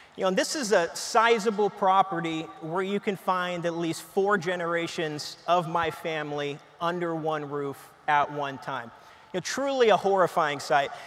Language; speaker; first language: English; native; English